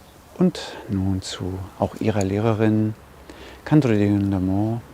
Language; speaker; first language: German; native; German